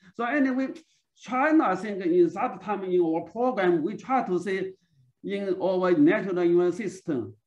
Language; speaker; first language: English; non-native, learner; Chinese